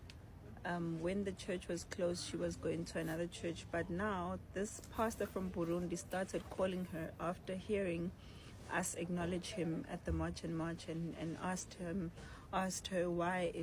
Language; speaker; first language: English; non-native, local second language; Zulu